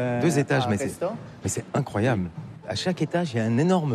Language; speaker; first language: French; native; French